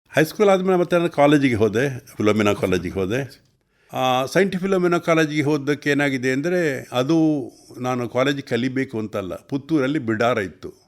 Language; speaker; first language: Kannada; non-native, local second language; Tulu